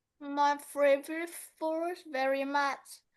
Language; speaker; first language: English; non-native, learner; Vietnamese